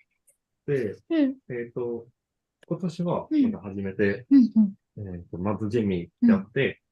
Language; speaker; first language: Japanese; non-native, learner; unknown